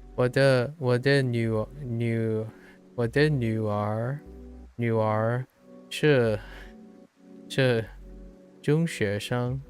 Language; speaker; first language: Chinese; non-native, learner; English